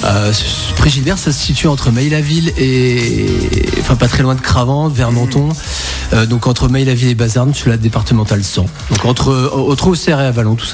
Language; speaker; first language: French; native; French